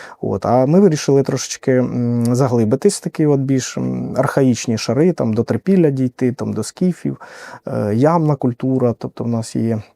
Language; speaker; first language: Ukrainian; native; Ukrainian